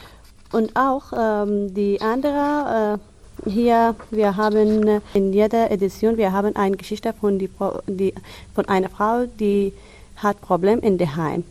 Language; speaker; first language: German; non-native, learner; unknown